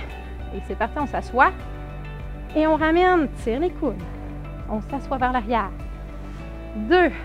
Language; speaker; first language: French; native; French